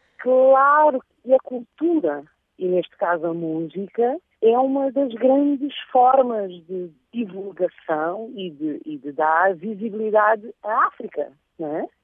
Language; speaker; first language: Portuguese; non-native, local second language; Kabuverdianu